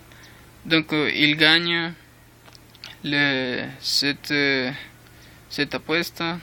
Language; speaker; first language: French; non-native, learner; Spanish